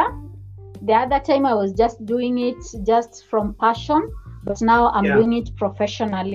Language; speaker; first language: English; non-native, local second language; Luyia